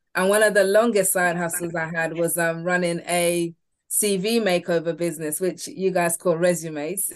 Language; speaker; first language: English; early bilingual, other home language; Yoruba